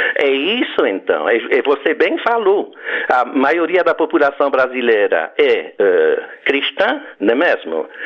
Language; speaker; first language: Portuguese; non-native, fluent; French